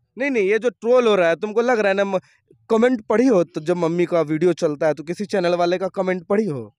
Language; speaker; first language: Hindi; native; Hindi